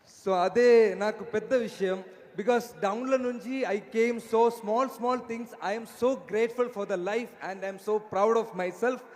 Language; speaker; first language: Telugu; non-native, learner; Malayalam